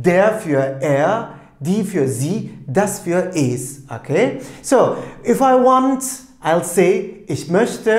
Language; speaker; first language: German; non-native, fluent; Turkish